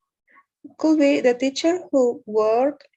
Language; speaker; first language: English; non-native, learner; Spanish